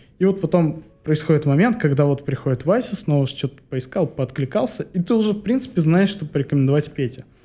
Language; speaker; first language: Russian; native; Russian